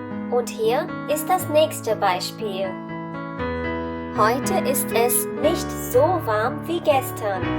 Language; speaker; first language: German; non-native, fluent; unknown